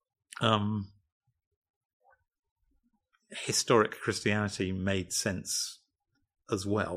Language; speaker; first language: English; native; English